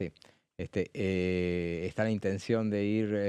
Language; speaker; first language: Spanish; native; Spanish